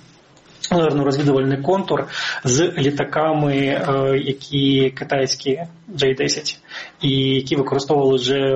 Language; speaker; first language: Ukrainian; native; Ukrainian